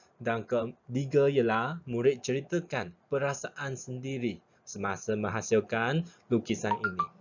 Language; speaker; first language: Malay; non-native, local second language; Chinese